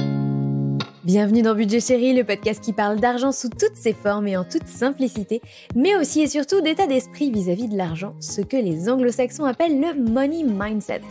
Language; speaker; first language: French; native; French